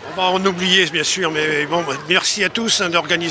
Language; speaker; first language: French; native; French